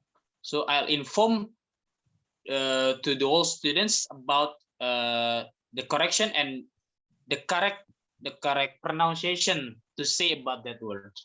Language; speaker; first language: English; non-native, fluent; Indonesian